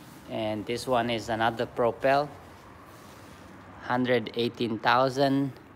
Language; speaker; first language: English; non-native, local second language; Filipino